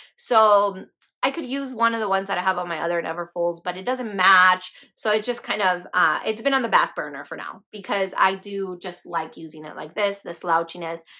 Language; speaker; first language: English; native; English